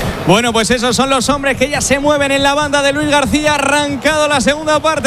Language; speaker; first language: Spanish; native; Spanish